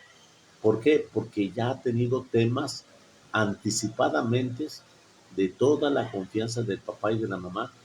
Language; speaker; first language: Spanish; native; Spanish